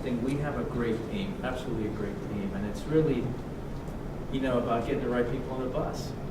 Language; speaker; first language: English; native; English